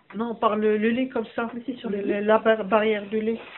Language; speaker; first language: French; non-native, learner; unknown